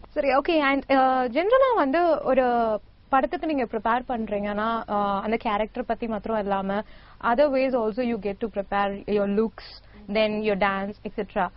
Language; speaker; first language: Tamil; native; Tamil